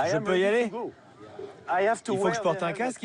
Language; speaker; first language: French; native; French